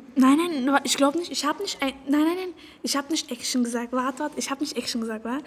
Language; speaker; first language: German; early bilingual, other home language; Turkish